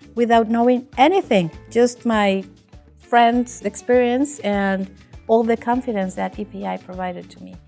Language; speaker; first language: English; non-native, fluent; Spanish